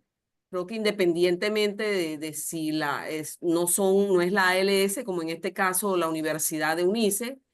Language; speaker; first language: Spanish; native; Spanish